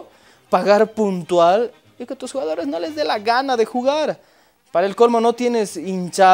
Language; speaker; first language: Spanish; native; Spanish